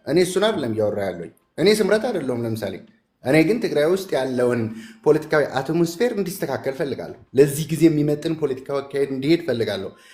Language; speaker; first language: Amharic; non-native, local second language; Tigrinya